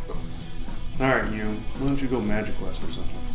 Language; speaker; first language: English; native; English